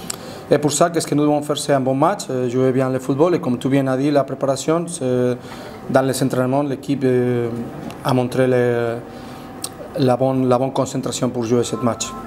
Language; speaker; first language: French; non-native, fluent; Spanish